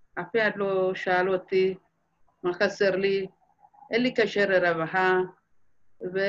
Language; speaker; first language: Hebrew; non-native, fluent; Amharic